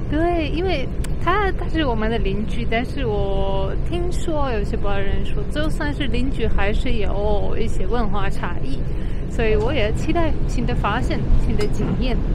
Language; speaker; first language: Chinese; non-native, fluent; Polish